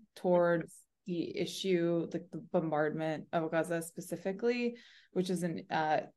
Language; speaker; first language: English; early bilingual, other home language; Urdu